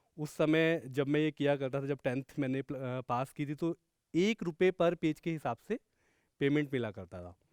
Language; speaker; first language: Hindi; native; Hindi